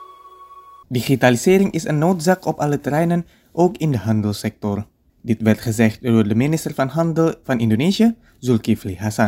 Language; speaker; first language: Dutch; non-native, fluent; Indonesian